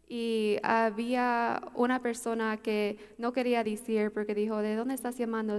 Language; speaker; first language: Spanish; early bilingual, heritage; Spanish